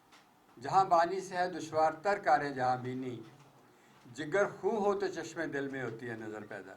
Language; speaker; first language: Urdu; native; Urdu